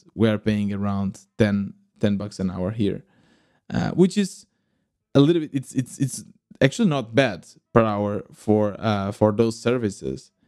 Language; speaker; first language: English; non-native, fluent; Portuguese